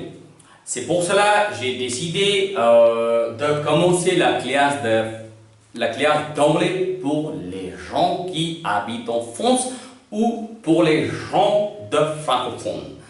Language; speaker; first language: French; non-native, learner; Hindi